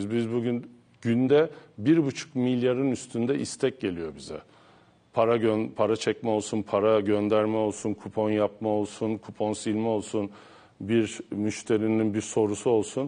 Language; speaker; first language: Turkish; native; Turkish